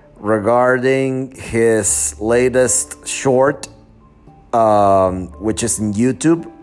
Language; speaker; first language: English; non-native, fluent; Spanish